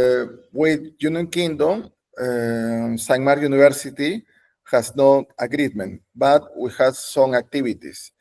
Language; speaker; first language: English; non-native, learner; Spanish